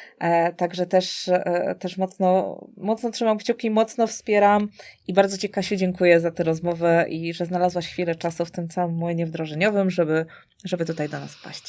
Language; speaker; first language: Polish; native; Polish